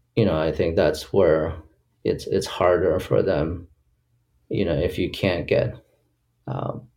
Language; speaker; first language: English; early bilingual, other home language; Chinese